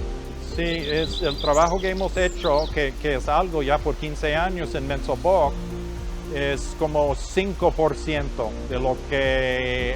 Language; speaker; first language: Spanish; non-native, fluent; English